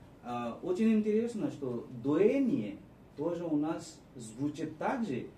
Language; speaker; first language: Russian; non-native, fluent; Marathi